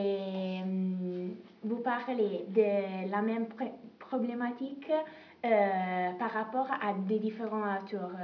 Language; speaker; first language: French; non-native, fluent; Italian